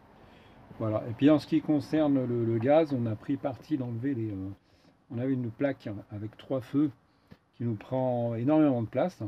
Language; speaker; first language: French; native; French